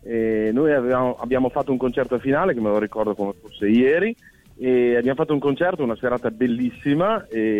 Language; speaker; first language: Italian; native; Italian